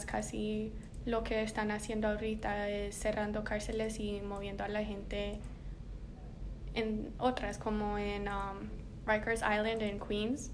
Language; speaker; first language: Spanish; early bilingual, heritage; Spanish